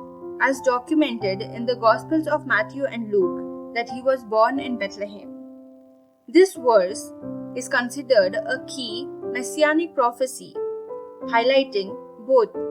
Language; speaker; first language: English; non-native, local second language; Malayalam